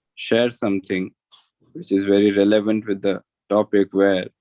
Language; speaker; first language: English; non-native, local second language; Hindi